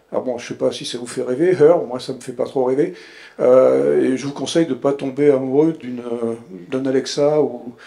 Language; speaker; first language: French; native; French